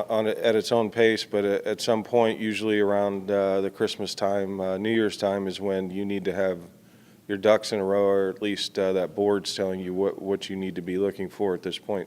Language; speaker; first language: English; native; English